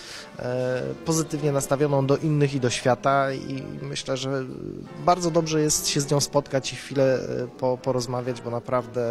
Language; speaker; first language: Polish; native; Polish